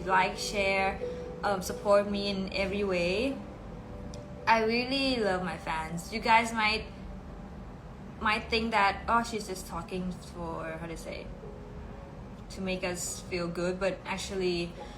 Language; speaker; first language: English; non-native, fluent; Thai